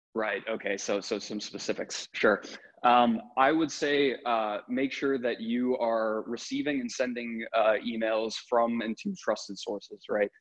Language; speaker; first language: English; native; English